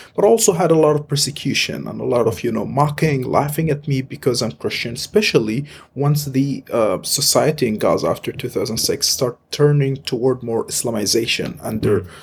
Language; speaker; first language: English; non-native, fluent; Arabic